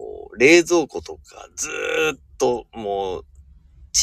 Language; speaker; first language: Japanese; native; Japanese